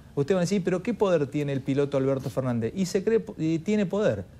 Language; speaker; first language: Spanish; native; Spanish